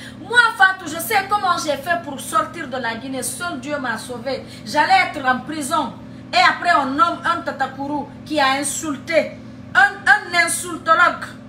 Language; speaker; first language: French; non-native, local second language; Fula